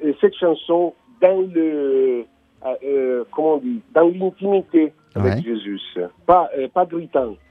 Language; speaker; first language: French; non-native, learner; Italian